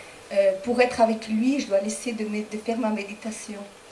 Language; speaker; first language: French; non-native, fluent; Spanish